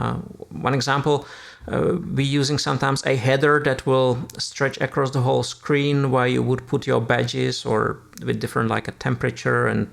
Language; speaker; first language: English; non-native, fluent; Czech